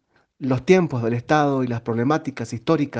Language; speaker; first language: Spanish; native; Spanish